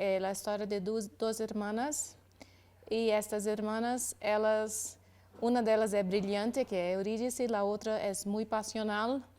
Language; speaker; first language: Spanish; non-native, learner; Portuguese